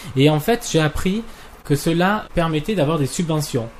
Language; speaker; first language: French; native; French